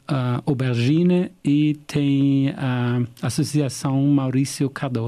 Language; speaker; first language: Portuguese; non-native, fluent; German